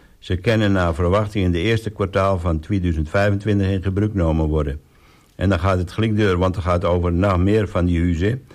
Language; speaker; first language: Dutch; native; Dutch